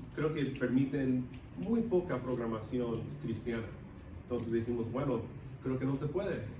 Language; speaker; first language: Spanish; non-native, local second language; English